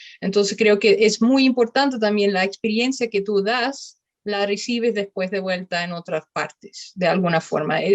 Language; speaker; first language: Spanish; non-native, fluent; Dutch